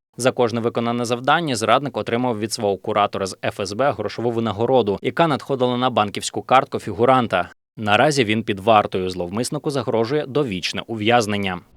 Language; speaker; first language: Ukrainian; native; Ukrainian